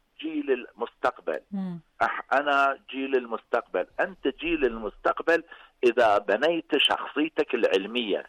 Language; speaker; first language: Arabic; non-native, fluent; Persian